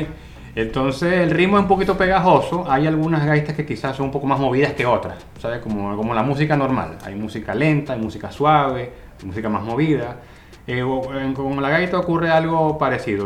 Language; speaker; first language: Spanish; native; Spanish